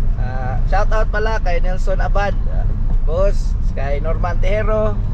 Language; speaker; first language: Filipino; native; Filipino